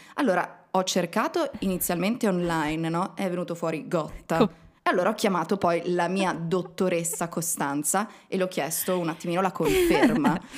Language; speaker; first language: Italian; native; Italian